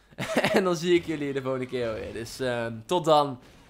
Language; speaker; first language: Dutch; native; Dutch